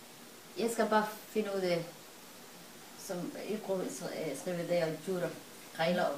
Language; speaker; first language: Danish; non-native, learner; Somali